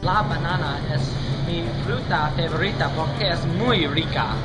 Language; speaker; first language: Spanish; non-native, learner; English